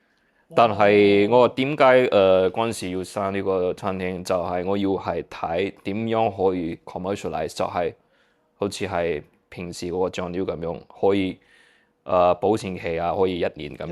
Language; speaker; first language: Cantonese; early bilingual, heritage; Cantonese